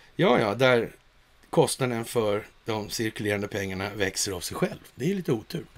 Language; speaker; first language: Swedish; native; Swedish